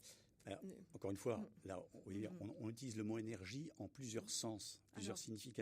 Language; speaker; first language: French; native; French